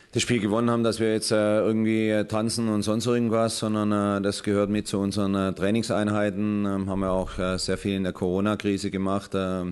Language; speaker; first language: German; native; German